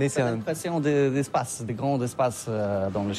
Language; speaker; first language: French; non-native, learner; Polish